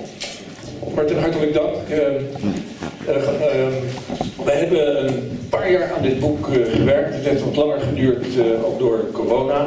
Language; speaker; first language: Dutch; native; Dutch